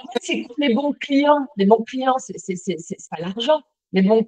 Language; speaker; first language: French; native; French